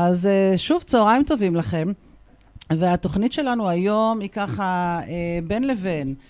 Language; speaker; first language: Hebrew; native; Hebrew